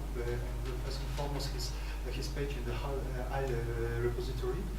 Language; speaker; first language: English; non-native, fluent; Polish